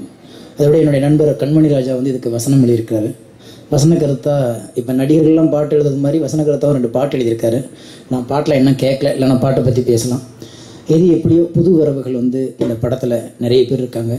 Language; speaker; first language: Tamil; native; Tamil